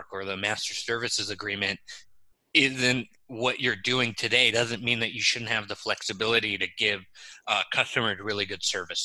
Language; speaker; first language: English; native; English